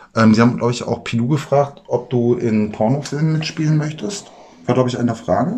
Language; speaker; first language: German; native; German